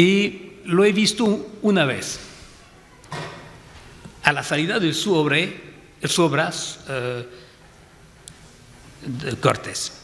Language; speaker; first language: Spanish; non-native, fluent; French